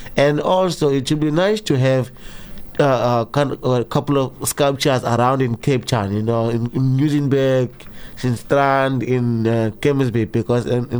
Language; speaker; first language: English; non-native, local second language; Zulu